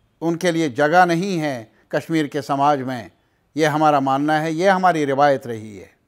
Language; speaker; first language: Urdu; non-native, local second language; Kashmiri